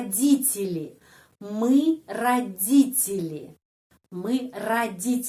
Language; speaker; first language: Russian; non-native, fluent; Indonesian